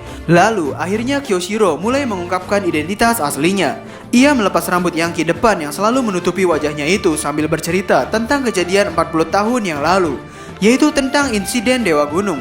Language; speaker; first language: Indonesian; native; Indonesian